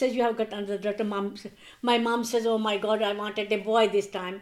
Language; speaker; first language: English; non-native, local second language; Punjabi